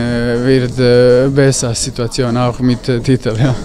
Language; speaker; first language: German; non-native, learner; Croatian